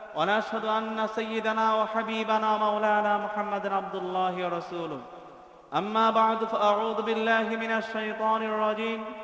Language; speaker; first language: Arabic; non-native, fluent; Bangla